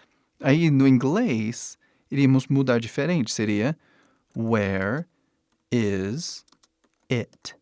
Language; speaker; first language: Portuguese; non-native, fluent; English